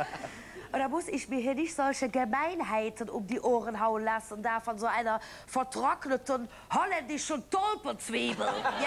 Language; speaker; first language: German; native; German